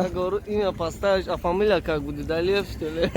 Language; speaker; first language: Russian; non-native, learner; Tajik